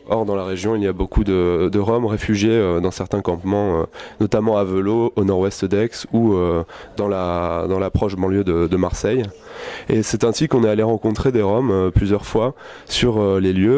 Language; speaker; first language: French; native; French